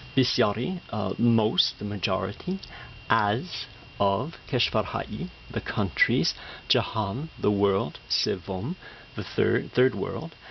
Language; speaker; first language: English; native; English